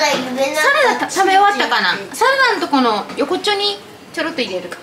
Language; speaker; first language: Japanese; native; Japanese